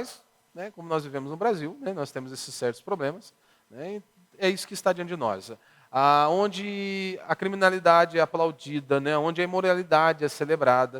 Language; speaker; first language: Portuguese; native; Portuguese